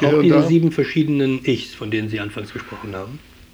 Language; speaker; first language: German; native; German